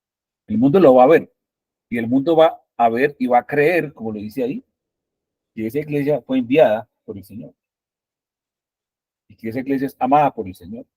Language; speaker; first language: Spanish; native; Spanish